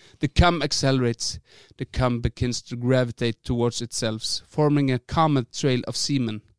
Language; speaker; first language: English; non-native, fluent; Norwegian